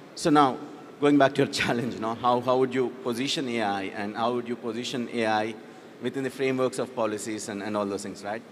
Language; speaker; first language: English; non-native, local second language; Telugu